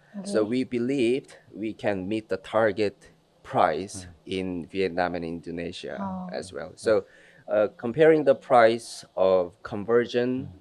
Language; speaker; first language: English; non-native, fluent; Korean